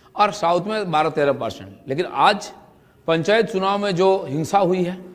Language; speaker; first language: Hindi; non-native, local second language; Bangla